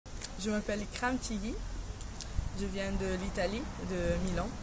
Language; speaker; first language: French; non-native, learner; Italian